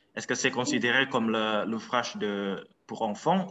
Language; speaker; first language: French; non-native, learner; Indonesian